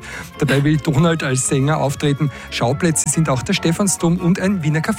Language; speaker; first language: German; native; German